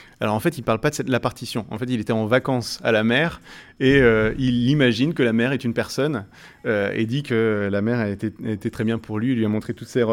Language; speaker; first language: French; native; French